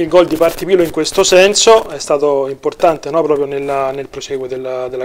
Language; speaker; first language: Italian; native; Italian